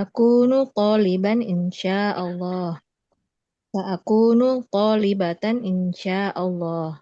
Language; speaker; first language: Arabic; non-native, learner; Indonesian